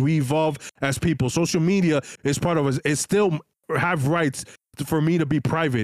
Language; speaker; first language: English; early bilingual, other home language; Spanish